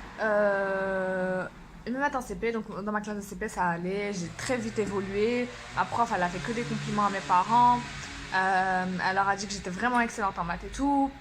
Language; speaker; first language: French; early bilingual, other home language; Arabic